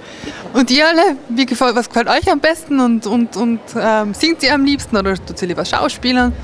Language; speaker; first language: German; native; German